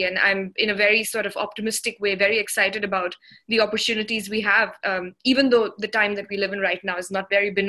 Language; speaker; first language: English; non-native, local second language; Hindi